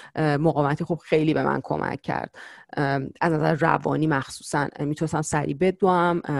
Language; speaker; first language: Persian; native; Persian